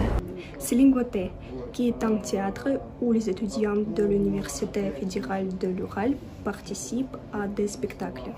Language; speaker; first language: French; non-native, learner; Russian